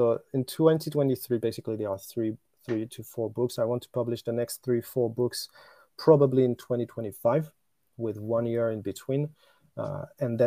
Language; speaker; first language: English; non-native, fluent; French